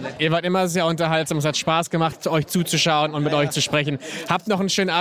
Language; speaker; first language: German; native; German